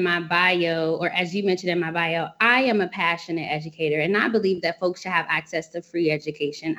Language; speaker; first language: English; native; English